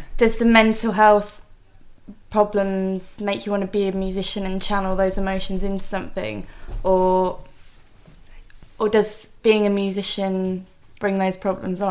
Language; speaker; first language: English; native; English